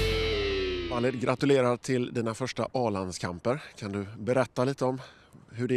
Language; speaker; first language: Swedish; native; Swedish